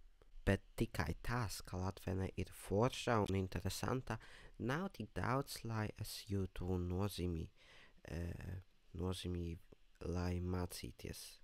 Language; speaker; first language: Latvian; non-native, learner; Polish